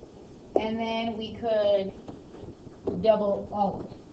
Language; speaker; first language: English; native; English